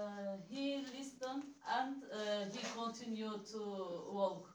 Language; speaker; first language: English; non-native, learner; Turkish